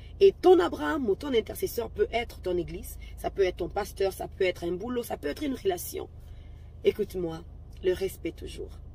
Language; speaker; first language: French; non-native, local second language; Lingala